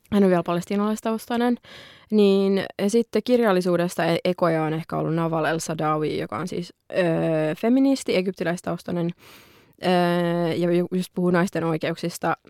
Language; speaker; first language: Finnish; early bilingual, other home language; Arabic